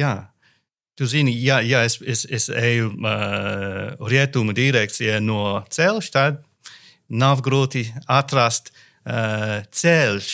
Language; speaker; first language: Latvian; non-native, learner; English